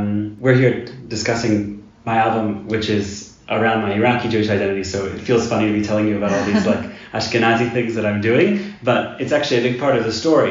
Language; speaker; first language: English; native; English